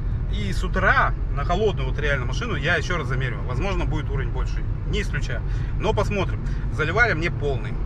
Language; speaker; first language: Russian; native; Russian